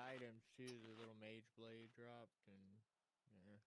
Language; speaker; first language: English; native; English